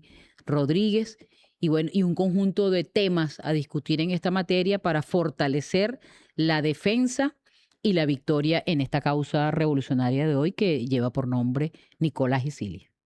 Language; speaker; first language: Spanish; native; Spanish